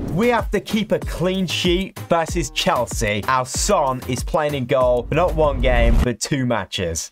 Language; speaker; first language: English; native; English